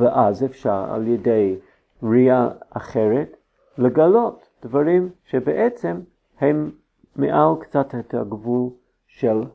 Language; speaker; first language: Hebrew; non-native, fluent; English